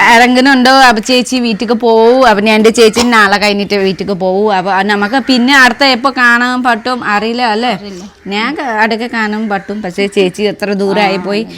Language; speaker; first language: Malayalam; non-native, fluent; Nepali